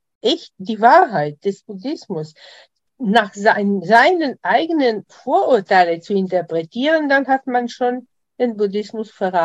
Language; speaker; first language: German; non-native, fluent; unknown